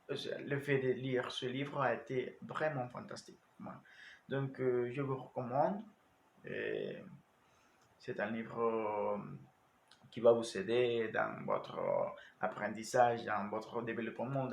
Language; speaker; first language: French; non-native, learner; Spanish